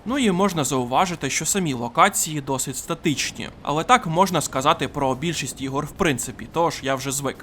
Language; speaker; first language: Ukrainian; native; Ukrainian